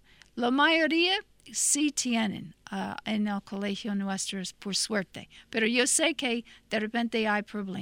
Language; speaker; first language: Spanish; non-native, fluent; English